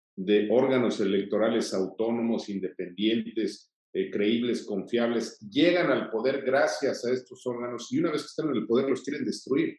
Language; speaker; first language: Spanish; native; Spanish